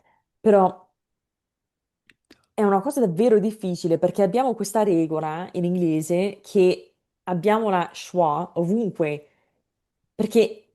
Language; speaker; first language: Italian; non-native, fluent; English